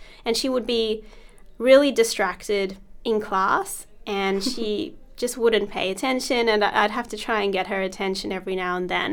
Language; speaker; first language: English; native; English